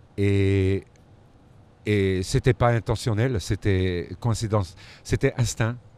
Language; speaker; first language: French; non-native, local second language; Dutch